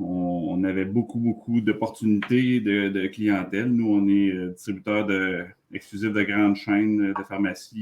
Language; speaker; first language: French; native; French